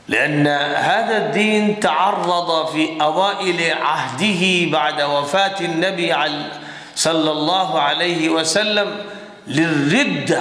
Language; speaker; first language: Arabic; non-native, fluent; Urdu